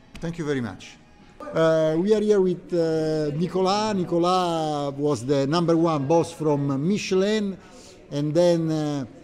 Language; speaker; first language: English; non-native, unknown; Italian